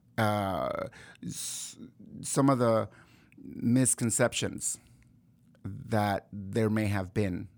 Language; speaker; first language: English; early bilingual, other home language; Spanish